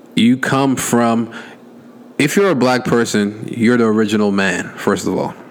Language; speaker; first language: English; native; English